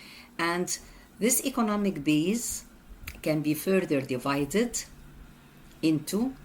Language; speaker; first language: English; non-native, fluent; Arabic